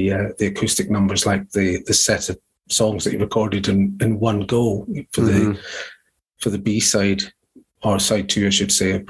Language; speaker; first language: English; native; English